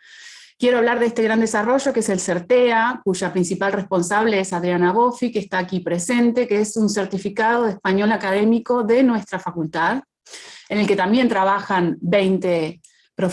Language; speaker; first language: Spanish; native; Spanish